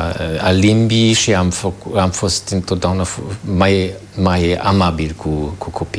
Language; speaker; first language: Romanian; non-native, fluent; German